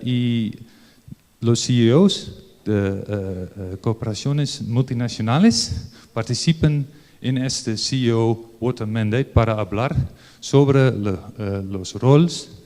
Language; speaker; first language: Spanish; non-native, learner; Dutch